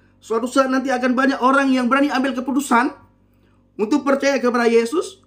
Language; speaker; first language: Indonesian; non-native, local second language; Achinese